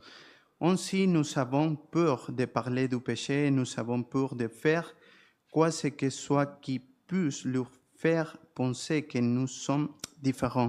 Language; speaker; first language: French; non-native, fluent; Spanish